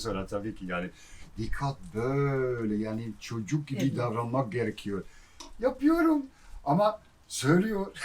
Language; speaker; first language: Turkish; non-native, fluent; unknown